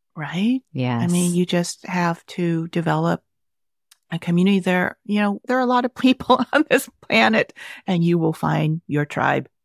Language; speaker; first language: English; early bilingual, other home language; Vietnamese